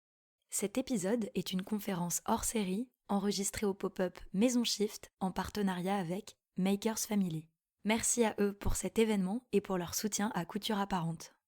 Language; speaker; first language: French; native; French